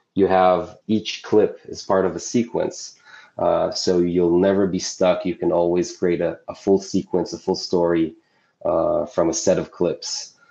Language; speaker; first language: English; non-native, fluent; Hebrew